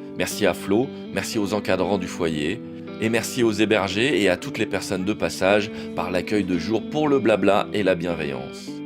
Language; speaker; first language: French; native; French